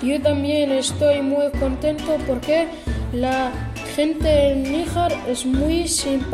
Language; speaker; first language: Spanish; early bilingual, other home language; Arabic